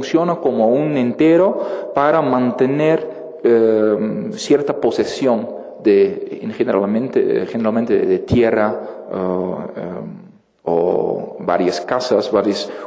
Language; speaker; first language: Spanish; non-native, fluent; Dutch